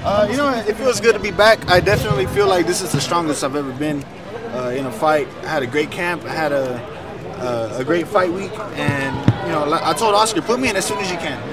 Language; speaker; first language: English; early bilingual, other home language; Spanish